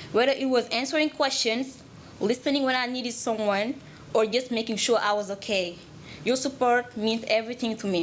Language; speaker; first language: English; non-native, learner; Wolof